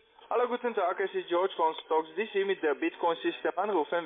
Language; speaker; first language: German; non-native, learner; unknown